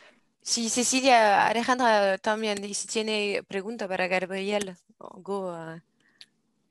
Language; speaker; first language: Spanish; non-native, learner; English